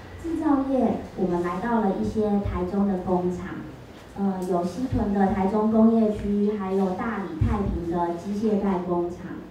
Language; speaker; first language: Chinese; native; Chinese